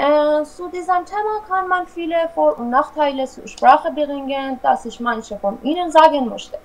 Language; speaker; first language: German; non-native, learner; Persian